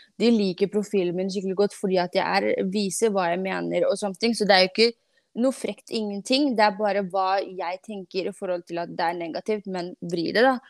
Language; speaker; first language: Norwegian; non-native, fluent; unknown